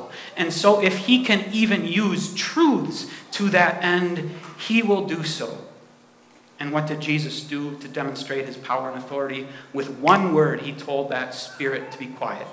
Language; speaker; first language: English; native; English